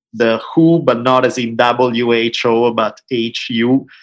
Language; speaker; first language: English; non-native, fluent; Italian